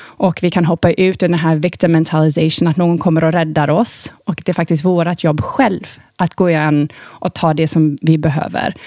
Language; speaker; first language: Swedish; early bilingual, heritage; Swedish